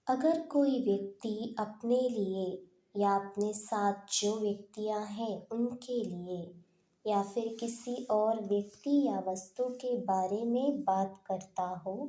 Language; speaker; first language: Hindi; non-native, local second language; Malayalam